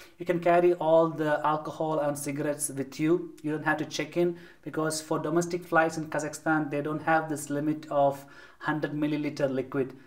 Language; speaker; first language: English; non-native, local second language; Malayalam